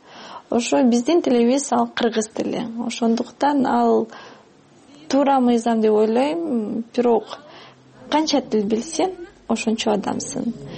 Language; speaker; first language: Kyrgyz; non-native, fluent; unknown